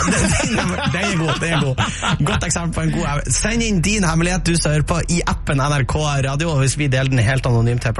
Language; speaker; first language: Norwegian; native; Norwegian